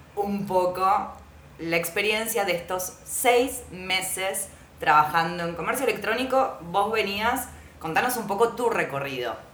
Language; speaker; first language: Spanish; native; Spanish